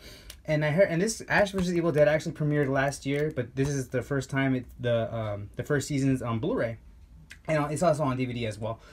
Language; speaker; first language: English; native; English